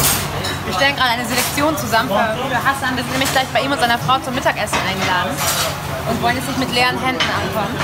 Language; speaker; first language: German; native; German